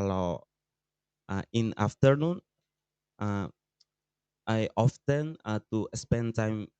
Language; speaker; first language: English; non-native, learner; Tetum